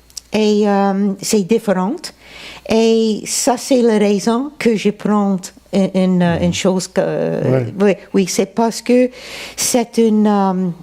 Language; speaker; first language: French; non-native, local second language; English